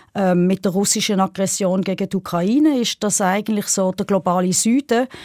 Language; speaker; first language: German; native; German